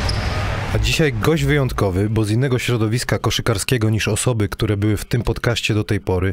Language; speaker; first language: Polish; native; Polish